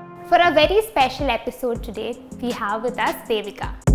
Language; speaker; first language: English; non-native, local second language; Malayalam